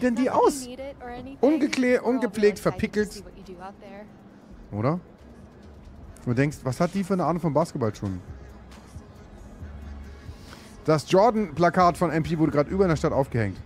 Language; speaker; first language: German; native; German